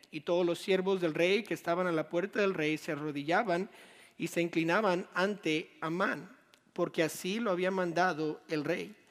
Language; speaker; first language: Spanish; native; Spanish